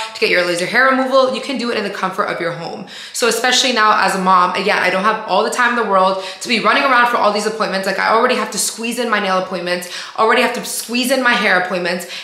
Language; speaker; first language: English; native; English